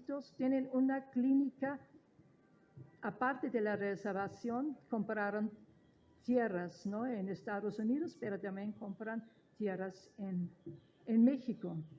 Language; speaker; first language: Spanish; non-native, fluent; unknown